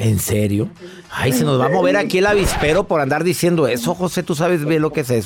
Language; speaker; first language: Spanish; native; Spanish